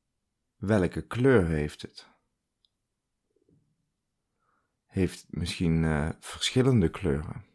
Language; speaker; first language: Dutch; native; Dutch